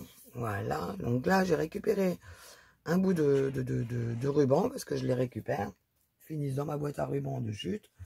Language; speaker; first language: French; native; French